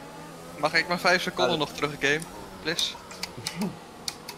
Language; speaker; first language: Dutch; native; Dutch